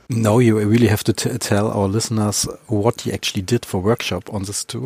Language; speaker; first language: English; non-native, fluent; German